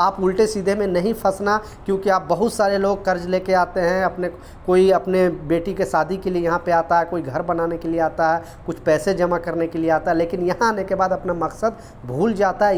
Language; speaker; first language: Hindi; native; Hindi